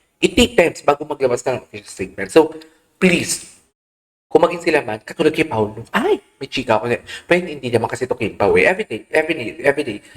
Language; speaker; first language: Filipino; native; Filipino